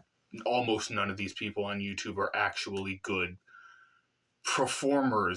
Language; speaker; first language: English; native; English